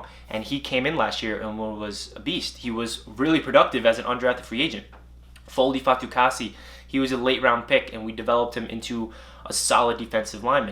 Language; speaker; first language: English; native; English